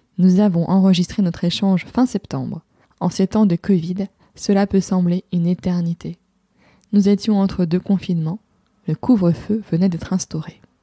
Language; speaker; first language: French; native; French